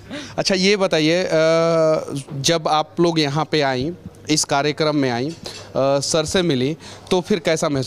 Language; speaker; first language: Hindi; native; Hindi